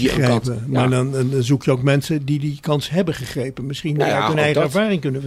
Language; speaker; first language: Dutch; native; Dutch